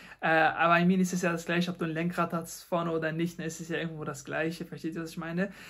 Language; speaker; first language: German; non-native, fluent; Persian